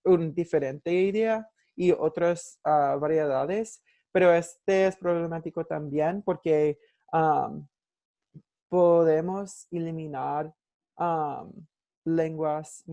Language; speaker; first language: Spanish; non-native, learner; English